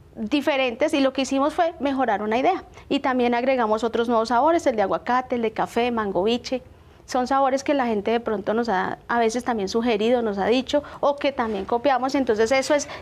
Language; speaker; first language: Spanish; native; Spanish